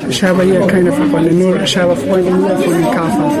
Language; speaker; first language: German; non-native, learner; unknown